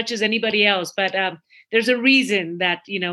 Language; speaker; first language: English; early bilingual, other home language; Spanish